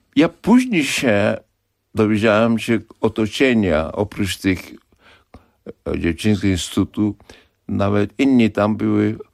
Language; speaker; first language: Polish; non-native, fluent; Kashmiri